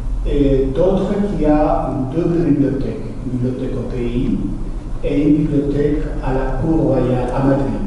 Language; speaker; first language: French; non-native, fluent; Portuguese